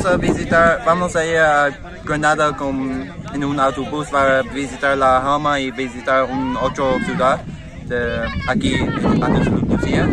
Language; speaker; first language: Spanish; non-native, learner; English